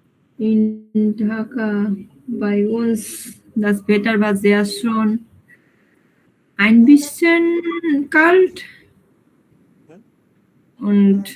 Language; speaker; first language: German; non-native, learner; Bangla